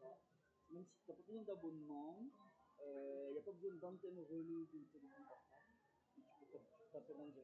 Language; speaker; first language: French; native; French